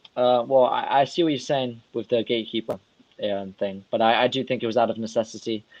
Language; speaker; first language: English; non-native, fluent; Russian